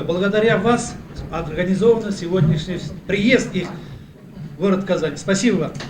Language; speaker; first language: Russian; non-native, local second language; Tatar